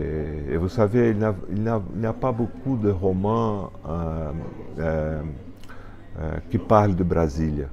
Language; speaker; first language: French; non-native, fluent; Portuguese